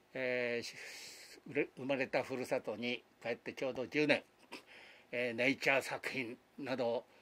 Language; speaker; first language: Japanese; native; Japanese